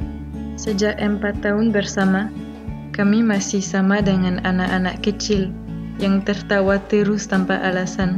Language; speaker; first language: Indonesian; non-native, fluent; French